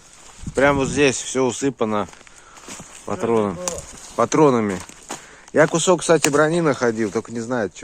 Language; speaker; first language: Russian; native; Russian